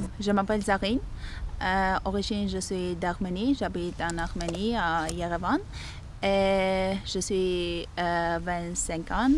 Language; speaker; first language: French; non-native, learner; Armenian